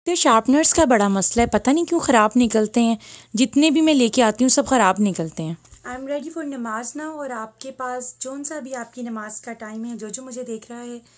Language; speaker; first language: Urdu; native; Urdu